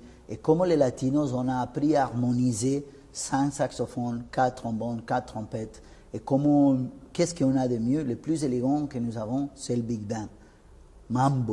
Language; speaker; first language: French; non-native, fluent; Spanish